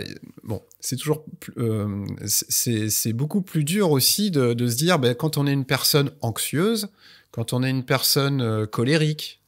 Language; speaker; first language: French; native; French